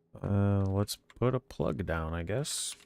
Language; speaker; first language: English; native; English